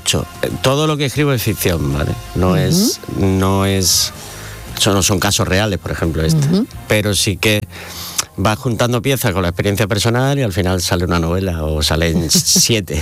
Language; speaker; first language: Spanish; native; Spanish